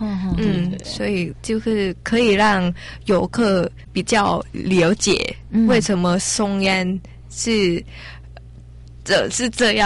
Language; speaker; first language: Chinese; non-native, learner; Thai